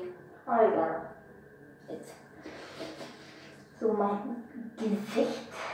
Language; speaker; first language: German; non-native, learner; Bulgarian